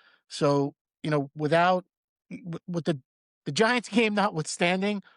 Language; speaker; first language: English; native; English